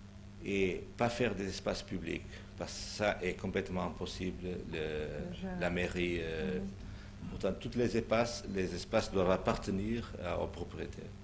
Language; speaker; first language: French; non-native, fluent; Portuguese